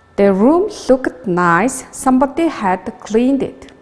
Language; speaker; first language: English; non-native, learner; Mongolian